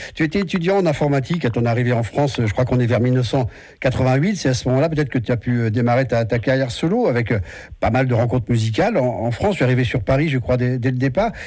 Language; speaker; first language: French; native; French